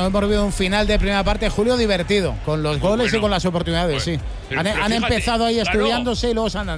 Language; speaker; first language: Spanish; native; Spanish